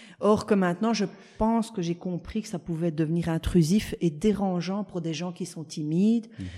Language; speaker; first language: French; early bilingual, other home language; Italian